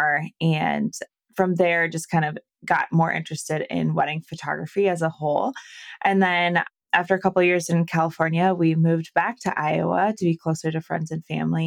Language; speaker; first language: English; native; English